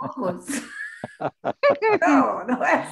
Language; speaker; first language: Spanish; non-native, learner; Portuguese